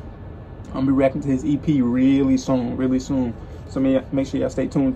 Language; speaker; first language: English; native; English